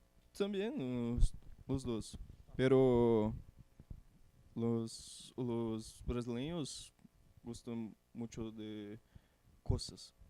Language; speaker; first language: Spanish; non-native, learner; Portuguese